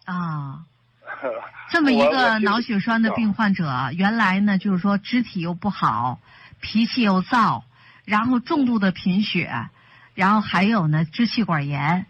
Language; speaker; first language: Chinese; native; Chinese